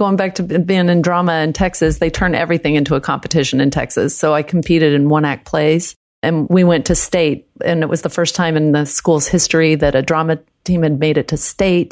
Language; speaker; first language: English; early bilingual, other home language; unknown